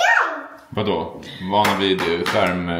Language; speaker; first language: Swedish; native; Swedish